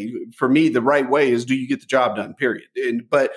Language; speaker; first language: English; native; English